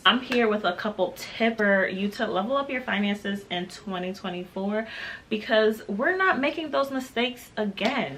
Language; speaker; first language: English; native; English